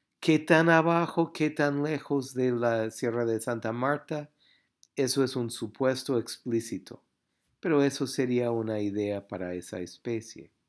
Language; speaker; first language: Spanish; non-native, fluent; English